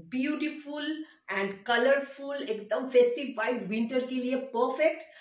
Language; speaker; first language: Hindi; non-native, local second language; Bangla